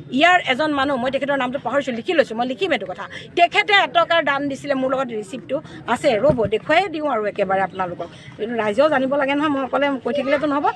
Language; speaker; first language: Assamese; native; Assamese